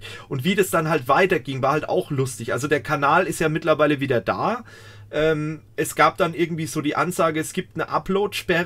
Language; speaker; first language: German; native; German